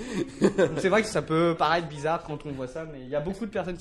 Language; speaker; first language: French; native; French